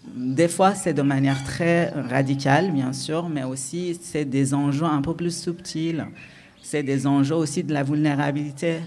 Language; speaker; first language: French; non-native, fluent; Persian